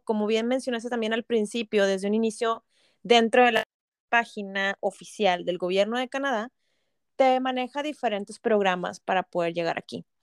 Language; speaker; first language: Spanish; native; Spanish